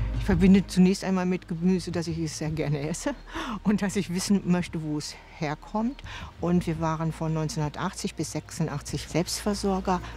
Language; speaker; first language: German; native; German